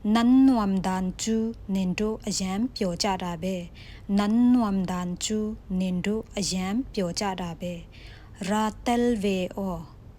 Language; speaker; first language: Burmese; non-native, local second language; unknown